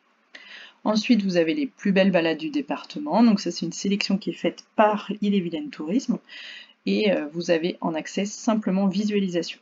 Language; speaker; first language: French; native; French